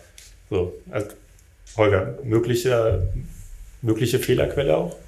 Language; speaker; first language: German; native; German